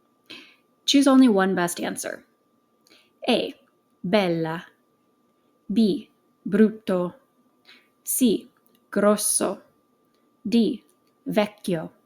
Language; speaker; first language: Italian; non-native, fluent; English